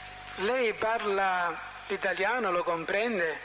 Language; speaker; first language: Italian; native; Italian